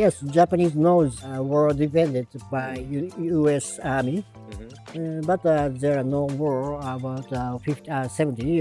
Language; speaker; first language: English; non-native, learner; Japanese